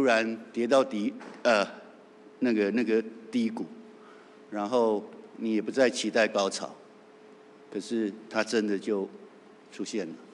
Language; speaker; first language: Chinese; native; Chinese